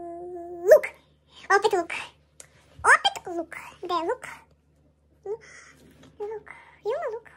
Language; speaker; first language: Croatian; non-native, fluent; Russian